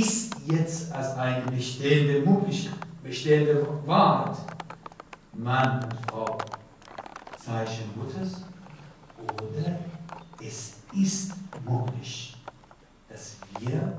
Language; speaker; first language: German; non-native, learner; Persian